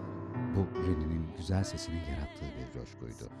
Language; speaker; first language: Turkish; native; Turkish